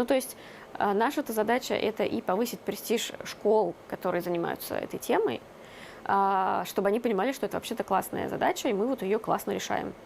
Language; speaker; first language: Russian; native; Russian